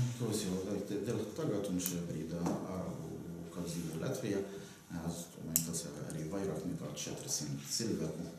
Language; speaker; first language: Latvian; non-native, learner; Arabic